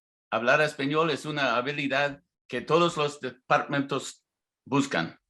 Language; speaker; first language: Spanish; non-native, learner; English